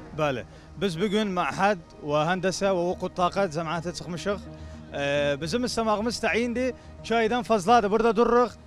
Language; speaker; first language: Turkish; native; Turkish